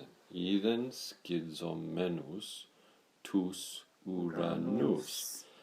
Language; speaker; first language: Greek; non-native, learner; English